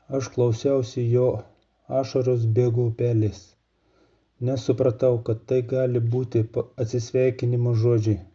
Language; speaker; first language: Lithuanian; non-native, fluent; Russian